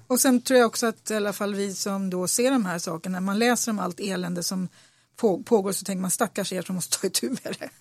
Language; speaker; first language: Swedish; native; Swedish